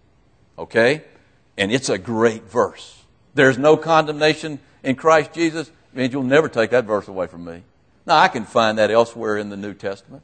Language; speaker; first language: English; native; English